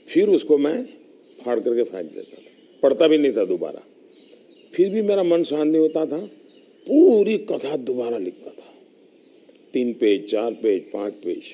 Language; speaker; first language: Hindi; non-native, local second language; Gujarati